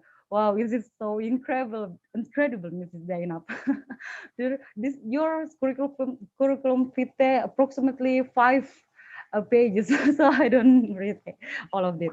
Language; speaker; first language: English; non-native, fluent; Indonesian